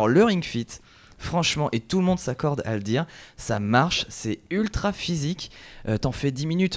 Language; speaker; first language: French; native; French